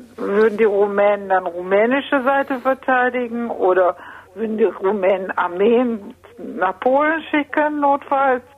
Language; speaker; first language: German; native; German